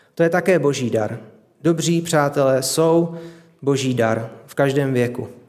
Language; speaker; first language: Czech; native; Czech